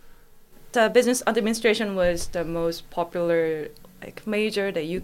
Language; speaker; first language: English; non-native, fluent; Korean